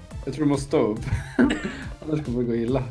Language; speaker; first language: Swedish; native; Swedish